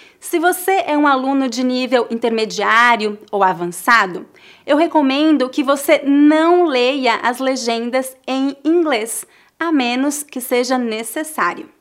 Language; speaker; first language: Portuguese; native; Portuguese